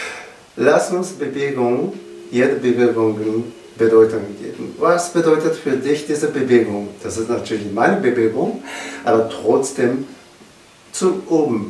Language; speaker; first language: German; non-native, learner; Japanese